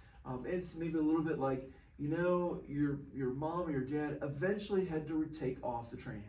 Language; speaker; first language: English; native; English